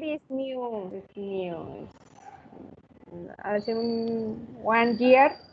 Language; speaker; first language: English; non-native, learner; Spanish